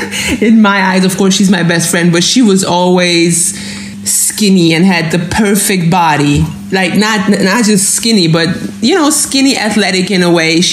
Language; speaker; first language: English; non-native, fluent; German